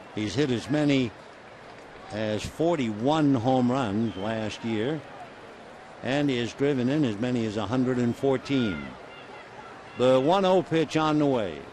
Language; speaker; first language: English; native; English